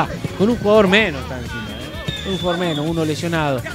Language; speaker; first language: Spanish; native; Spanish